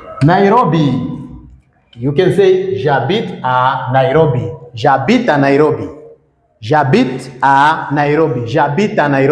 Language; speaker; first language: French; non-native, fluent; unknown